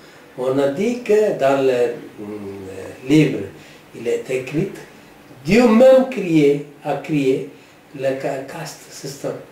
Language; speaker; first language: French; non-native, learner; Tamil